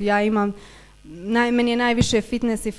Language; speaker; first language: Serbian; early bilingual, heritage; Bosnian